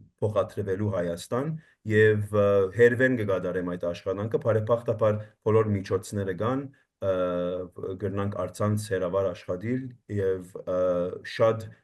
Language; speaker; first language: Armenian; early bilingual, heritage; Armenian